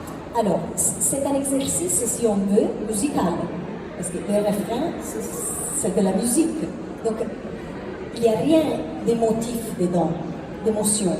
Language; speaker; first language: French; non-native, fluent; Italian